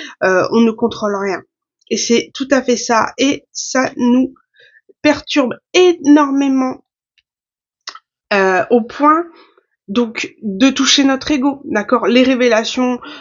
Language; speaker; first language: French; native; French